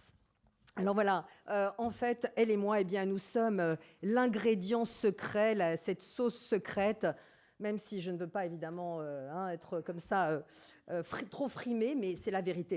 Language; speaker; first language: French; native; French